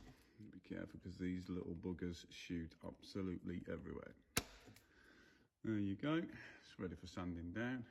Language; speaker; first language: English; native; English